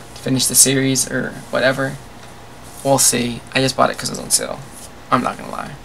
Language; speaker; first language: English; native; English